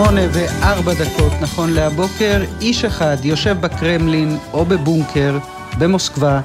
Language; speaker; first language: Hebrew; native; Hebrew